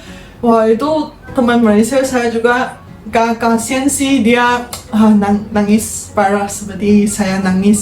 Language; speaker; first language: Indonesian; non-native, fluent; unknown